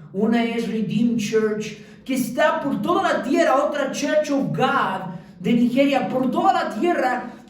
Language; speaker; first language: Spanish; early bilingual, other home language; Romanian